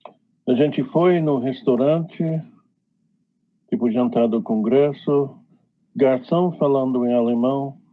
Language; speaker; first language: Portuguese; non-native, fluent; English